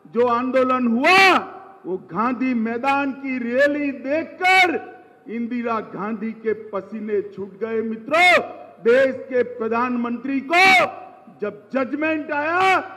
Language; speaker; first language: Hindi; non-native, local second language; Gujarati